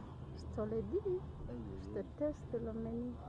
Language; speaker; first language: French; non-native, local second language; Kinyarwanda